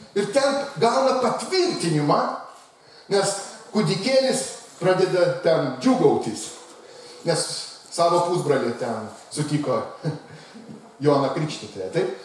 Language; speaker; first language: Lithuanian; non-native, local second language; Russian